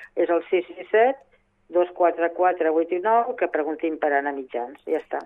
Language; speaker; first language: Catalan; non-native, local second language; Spanish